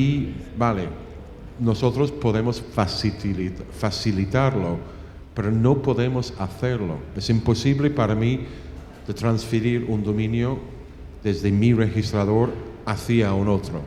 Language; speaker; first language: Spanish; non-native, fluent; English